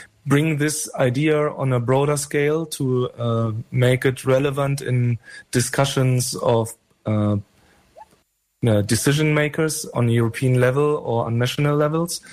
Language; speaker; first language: English; non-native, fluent; German